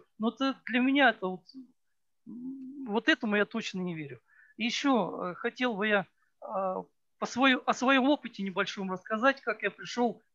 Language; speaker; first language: Russian; native; Russian